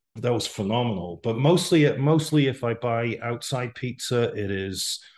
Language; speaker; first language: English; native; English